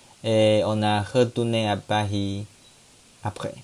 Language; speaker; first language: French; non-native, learner; Chinese